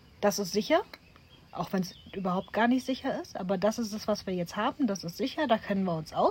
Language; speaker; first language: German; native; German